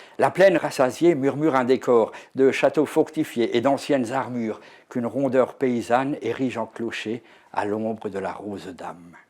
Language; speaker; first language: French; native; French